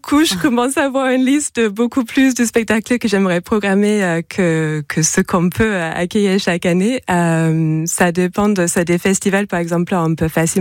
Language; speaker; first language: French; non-native, fluent; English